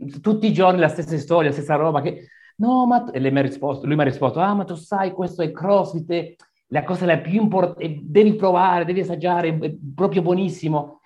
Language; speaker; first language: Italian; non-native, learner; Spanish